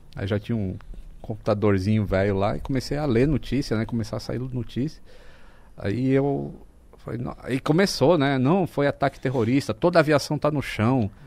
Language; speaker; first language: Portuguese; native; Portuguese